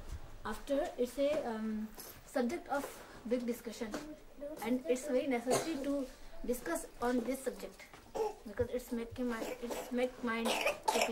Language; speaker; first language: English; non-native, learner; Hindi